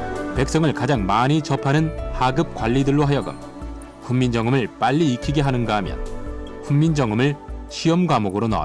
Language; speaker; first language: Korean; native; Korean